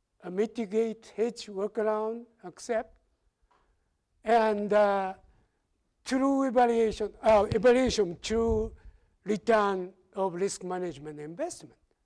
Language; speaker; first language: English; non-native, fluent; Japanese